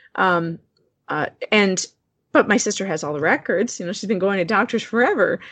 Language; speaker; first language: English; native; English